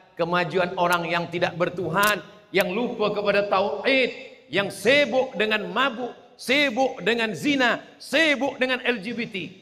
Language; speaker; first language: Malay; native; Malay